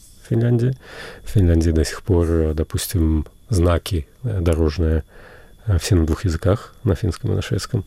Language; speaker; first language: Russian; native; Russian